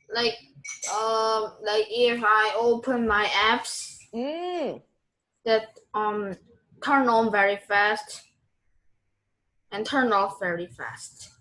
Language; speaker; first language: English; non-native, learner; Korean